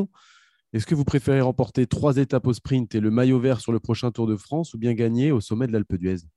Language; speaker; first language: French; native; French